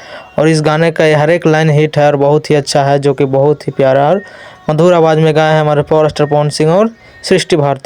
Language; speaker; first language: Hindi; non-native, local second language; Bhojpuri